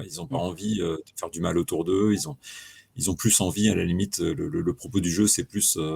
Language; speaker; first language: French; native; French